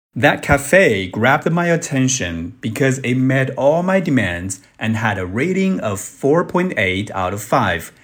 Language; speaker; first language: English; non-native, fluent; Chinese